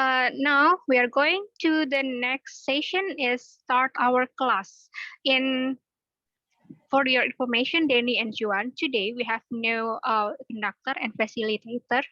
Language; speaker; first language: English; non-native, learner; Indonesian